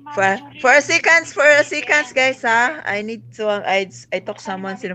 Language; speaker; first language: English; non-native, local second language; Filipino